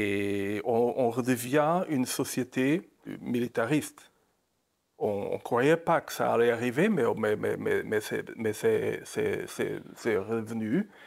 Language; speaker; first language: French; non-native, fluent; Portuguese